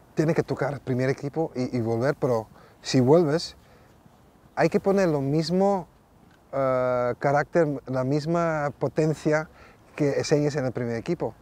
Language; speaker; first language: Spanish; non-native, fluent; Dutch